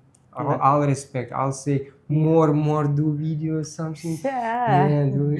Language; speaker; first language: English; non-native, learner; Russian